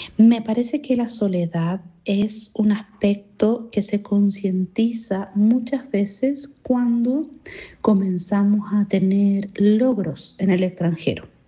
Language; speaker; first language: Spanish; native; Spanish